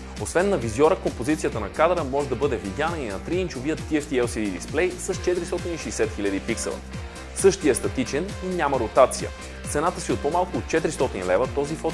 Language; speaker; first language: Bulgarian; native; Bulgarian